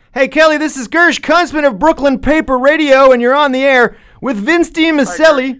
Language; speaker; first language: English; native; English